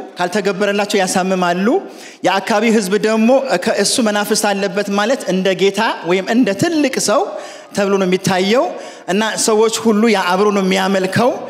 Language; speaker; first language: Amharic; non-native, local second language; Sebat Bet Gurage